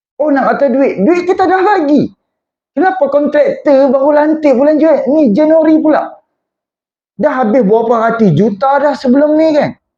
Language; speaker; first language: Malay; native; Malay